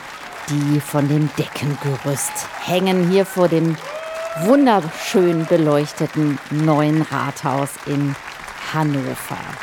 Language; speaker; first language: German; native; German